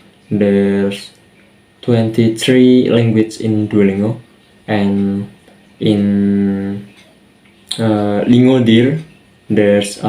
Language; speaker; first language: English; non-native, learner; Indonesian